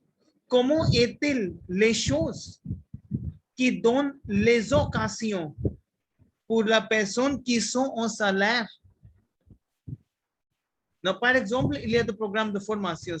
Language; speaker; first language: French; non-native, learner; Hindi